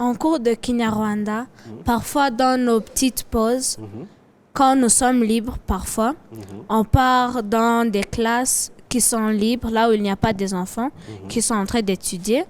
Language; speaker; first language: French; non-native, local second language; Kinyarwanda